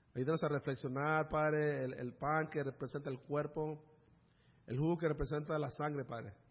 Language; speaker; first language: Spanish; early bilingual, heritage; Spanish